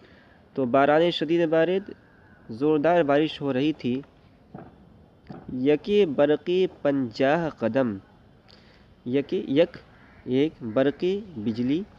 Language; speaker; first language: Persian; non-native, fluent; Urdu